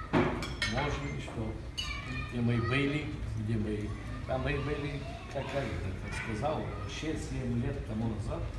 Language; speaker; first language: Russian; non-native, learner; Bulgarian